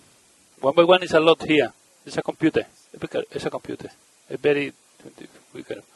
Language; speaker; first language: English; non-native, learner; Spanish